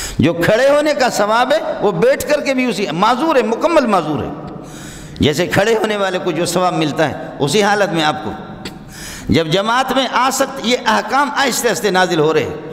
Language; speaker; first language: Urdu; non-native, local second language; Brahui